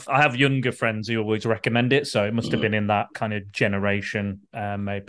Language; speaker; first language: English; native; English